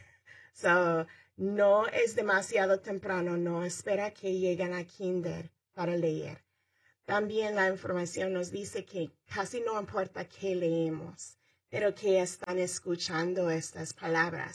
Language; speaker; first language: Spanish; early bilingual, heritage; Spanish